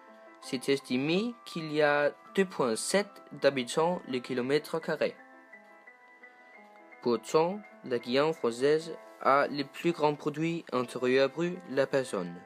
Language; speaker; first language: French; non-native, learner; Danish